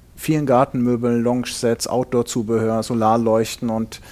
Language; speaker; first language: German; native; German